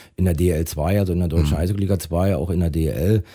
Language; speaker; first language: German; native; German